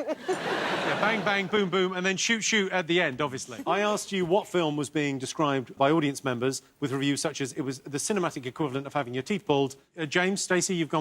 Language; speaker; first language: English; native; English